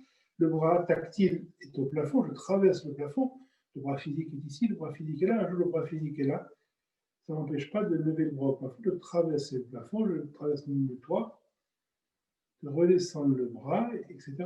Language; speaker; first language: French; native; French